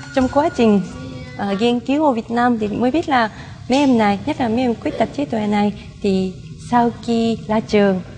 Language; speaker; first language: Vietnamese; non-native, fluent; Japanese